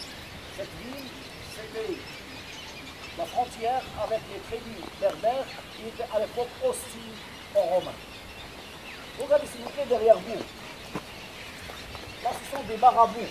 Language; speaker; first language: French; non-native, local second language; Arabic